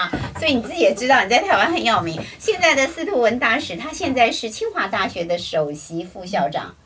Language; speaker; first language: Chinese; native; Chinese